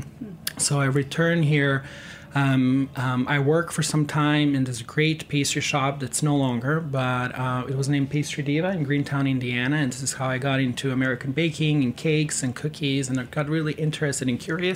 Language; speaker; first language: English; non-native, fluent; Serbian